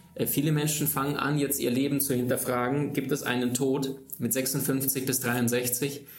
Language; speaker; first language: German; early bilingual, other home language; Russian